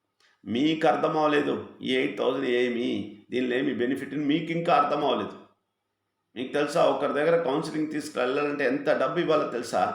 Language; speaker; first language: Telugu; non-native, fluent; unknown